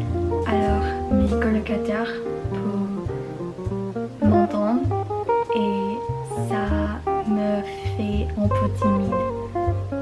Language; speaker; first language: French; non-native, learner; English